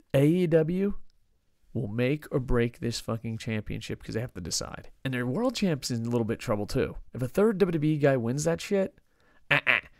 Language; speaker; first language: English; native; English